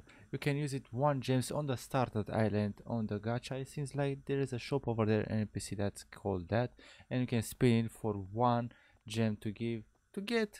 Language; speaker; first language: English; non-native, fluent; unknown